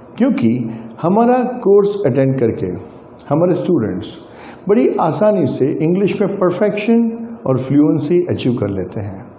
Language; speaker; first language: Hindi; non-native, local second language; Gujarati